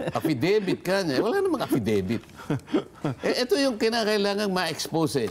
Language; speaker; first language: Filipino; non-native, local second language; Pampanga